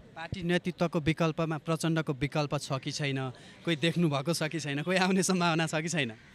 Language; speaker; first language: Nepali; native; Nepali